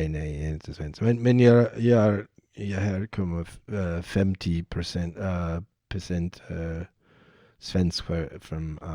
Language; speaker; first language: Swedish; non-native, learner; English